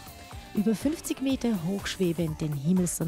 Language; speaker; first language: German; native; German